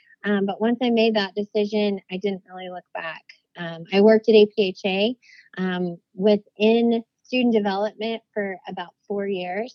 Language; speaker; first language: English; native; English